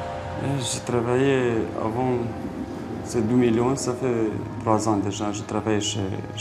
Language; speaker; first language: French; non-native, learner; Ukrainian